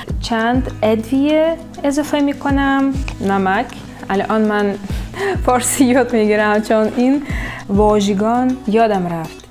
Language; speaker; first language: Persian; non-native, learner; Russian